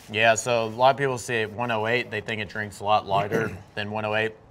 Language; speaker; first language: English; native; English